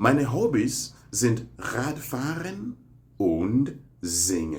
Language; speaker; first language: German; non-native, fluent; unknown